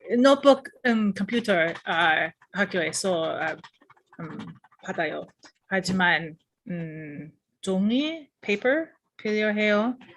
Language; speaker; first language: Korean; non-native, learner; English